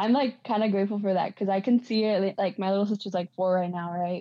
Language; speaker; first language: English; non-native, fluent; Spanish